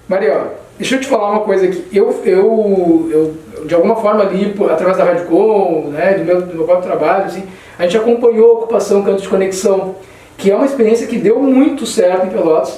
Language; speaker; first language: Portuguese; native; Portuguese